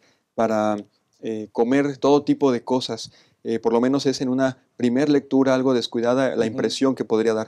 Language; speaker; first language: Spanish; native; Spanish